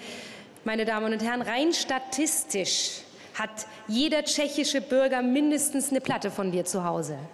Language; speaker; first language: German; native; German